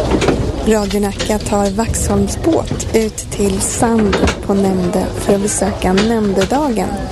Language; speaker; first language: Swedish; native; Swedish